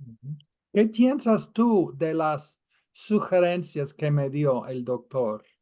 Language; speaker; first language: Spanish; non-native, fluent; English